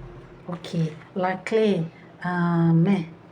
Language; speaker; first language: French; non-native, fluent; Portuguese